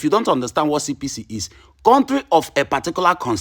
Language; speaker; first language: Nigerian Pidgin; non-native, local second language; Igbo